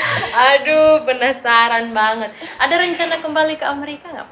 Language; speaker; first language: Indonesian; native; Indonesian